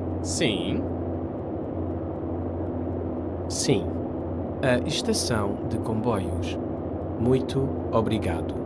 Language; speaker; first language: Portuguese; non-native, learner; English